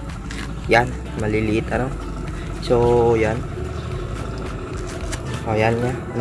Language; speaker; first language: Filipino; native; Filipino